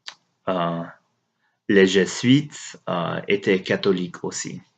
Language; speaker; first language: French; non-native, learner; English